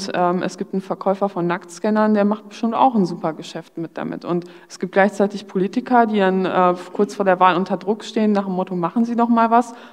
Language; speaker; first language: German; early bilingual, other home language; Polish